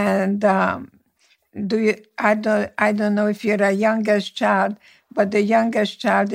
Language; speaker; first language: English; non-native, fluent; Hungarian